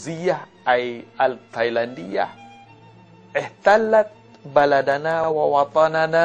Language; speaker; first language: Arabic; non-native, learner; Malay